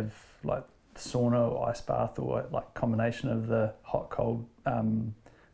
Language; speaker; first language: English; native; English